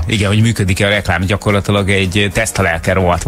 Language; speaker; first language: Hungarian; native; Hungarian